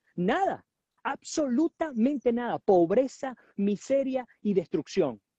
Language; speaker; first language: Spanish; native; Spanish